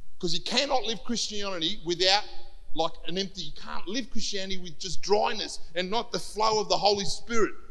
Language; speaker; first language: English; early bilingual, other home language; Greek